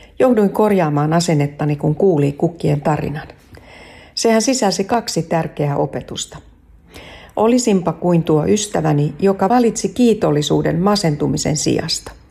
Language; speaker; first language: Finnish; native; Finnish